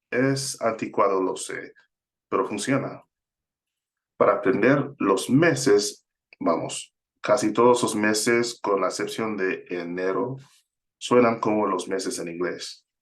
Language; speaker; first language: Spanish; non-native, fluent; English